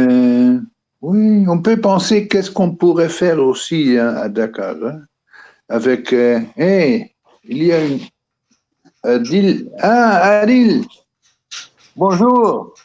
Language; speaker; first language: French; non-native, fluent; Dutch